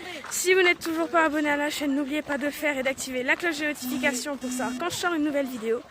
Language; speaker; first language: French; native; French